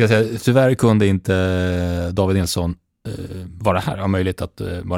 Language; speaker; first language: Swedish; native; Swedish